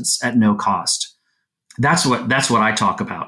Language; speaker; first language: English; native; English